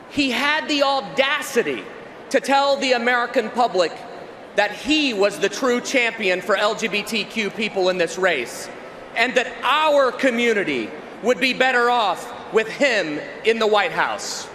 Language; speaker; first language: English; native; English